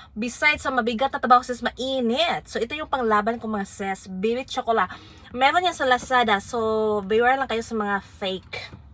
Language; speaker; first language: Filipino; non-native, local second language; Waray